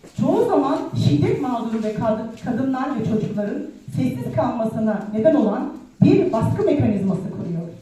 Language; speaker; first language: Turkish; native; Turkish